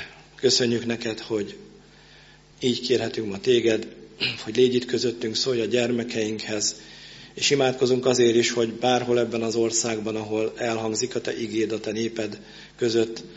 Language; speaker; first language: Hungarian; native; Hungarian